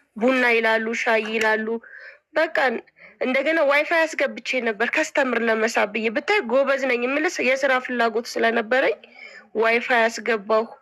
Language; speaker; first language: Amharic; native; Amharic